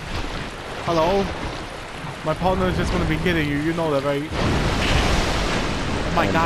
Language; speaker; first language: English; native; English